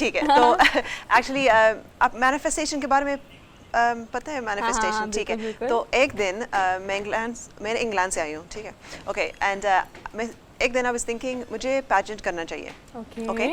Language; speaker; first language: Hindi; early bilingual, heritage; English